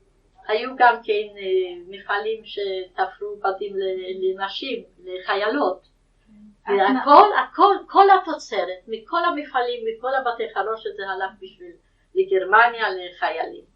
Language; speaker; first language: Hebrew; non-native, fluent; Yiddish